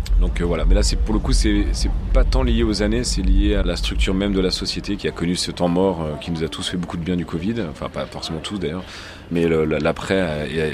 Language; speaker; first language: French; native; French